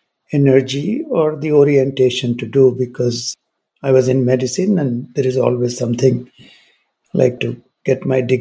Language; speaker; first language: English; non-native, local second language; Hindi